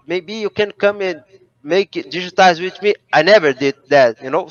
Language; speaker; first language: English; non-native, learner; Portuguese